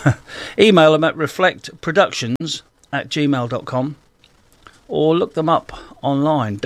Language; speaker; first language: English; native; English